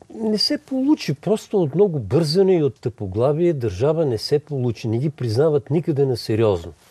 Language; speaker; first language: Bulgarian; native; Bulgarian